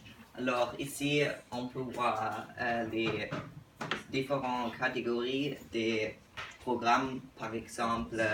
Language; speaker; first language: French; non-native, learner; English